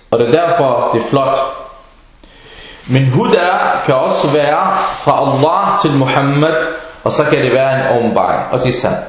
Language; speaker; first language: Danish; early bilingual, other home language; Arabic